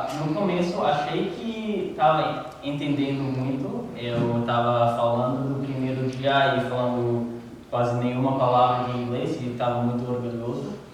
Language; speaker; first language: Portuguese; non-native, learner; English